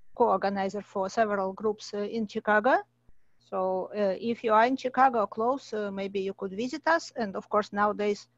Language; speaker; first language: English; non-native, fluent; Russian